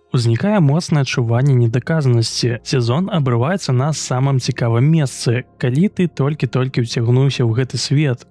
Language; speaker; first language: Belarusian; native; Belarusian